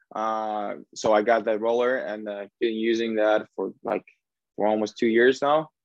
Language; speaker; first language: English; non-native, fluent; Russian